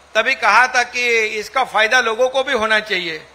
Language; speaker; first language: Hindi; non-native, local second language; Marathi